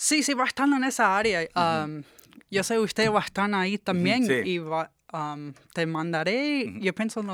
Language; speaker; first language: Spanish; early bilingual, heritage; English